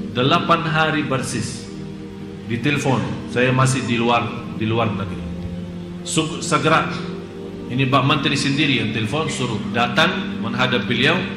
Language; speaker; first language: Indonesian; non-native, fluent; Arabic